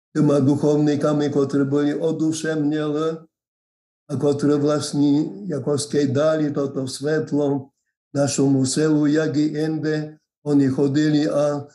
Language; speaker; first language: Slovak; non-native, local second language; Rusyn